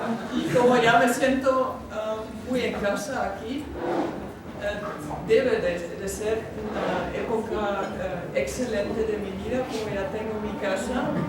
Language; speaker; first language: Spanish; non-native, fluent; German